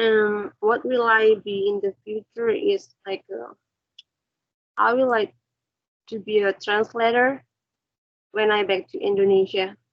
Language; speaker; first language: English; non-native, learner; Indonesian